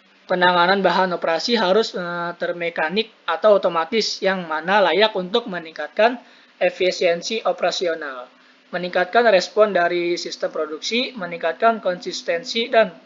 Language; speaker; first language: Indonesian; native; Indonesian